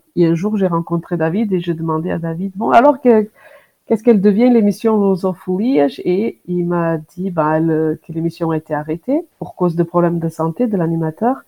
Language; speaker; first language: French; non-native, fluent; Portuguese